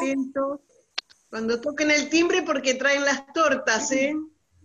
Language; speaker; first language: Spanish; native; Spanish